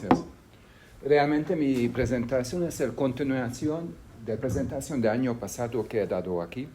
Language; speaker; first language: Spanish; non-native, fluent; Hungarian